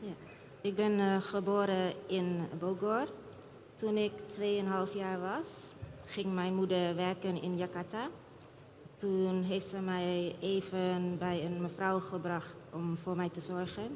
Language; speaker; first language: Dutch; early bilingual, other home language; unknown